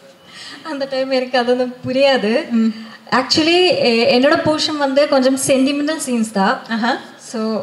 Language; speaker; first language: Tamil; non-native, learner; Malayalam